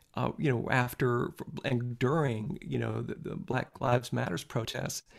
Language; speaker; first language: English; native; English